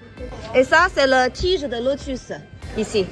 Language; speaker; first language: French; non-native, fluent; Chinese